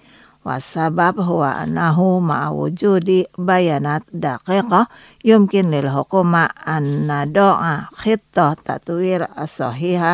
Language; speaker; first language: Arabic; non-native, fluent; Indonesian